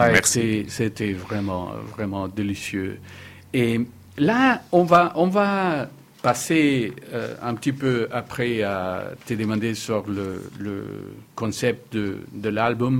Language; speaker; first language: French; non-native, fluent; Spanish